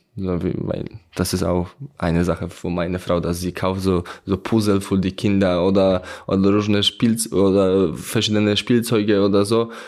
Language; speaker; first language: German; non-native, learner; Polish